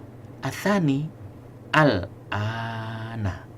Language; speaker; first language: Arabic; non-native, fluent; Indonesian